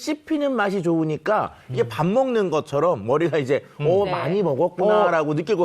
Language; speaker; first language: Korean; native; Korean